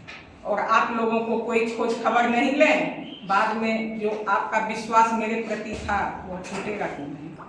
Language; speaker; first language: Hindi; native; Hindi